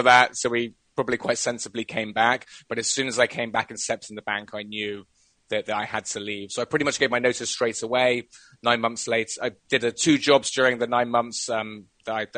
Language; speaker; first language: English; native; English